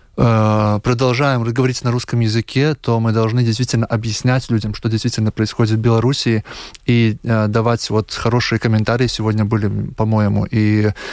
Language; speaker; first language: Russian; non-native, local second language; Latvian